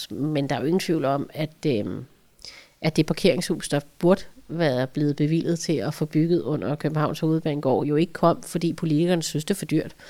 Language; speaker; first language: Danish; native; Danish